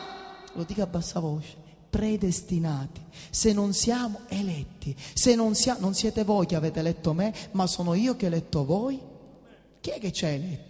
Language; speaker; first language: Italian; native; Italian